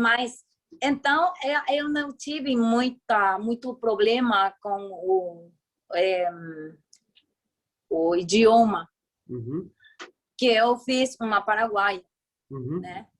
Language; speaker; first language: Portuguese; non-native, learner; Spanish